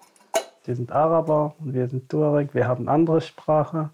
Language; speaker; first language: German; non-native, fluent; Tamasheq